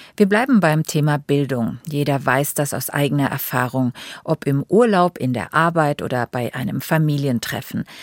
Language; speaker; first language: German; native; German